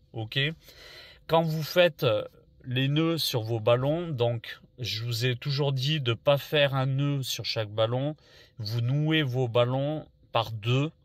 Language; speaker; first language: French; native; French